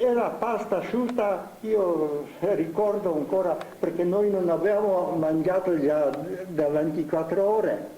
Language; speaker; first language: Italian; non-native, fluent; Slovenian